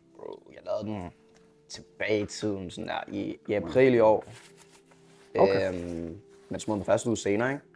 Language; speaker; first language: Danish; early bilingual, other home language; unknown